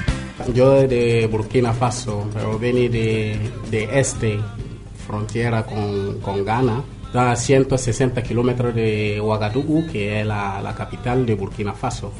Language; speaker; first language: Spanish; non-native, learner; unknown